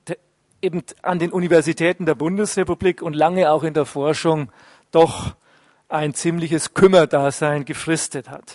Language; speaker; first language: German; native; German